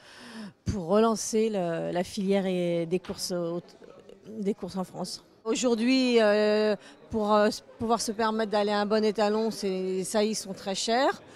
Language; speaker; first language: French; native; French